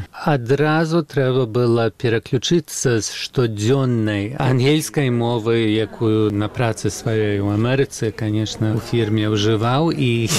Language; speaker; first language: Belarusian; early bilingual, heritage; Belarusian